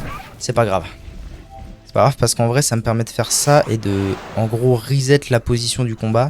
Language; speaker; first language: French; native; French